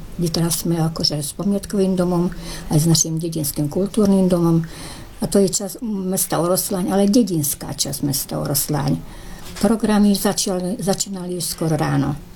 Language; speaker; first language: Slovak; early bilingual, heritage; Slovak